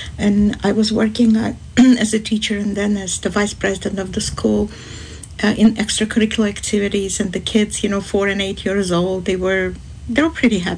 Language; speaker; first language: English; non-native, fluent; Azerbaijani